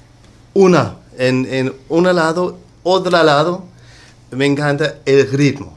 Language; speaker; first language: Spanish; non-native, learner; Danish